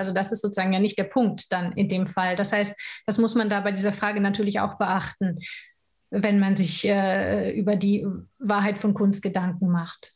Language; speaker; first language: German; native; German